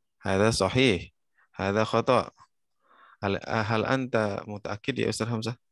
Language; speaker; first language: Arabic; non-native, fluent; Indonesian